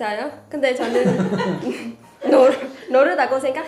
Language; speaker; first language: Korean; non-native, learner; Vietnamese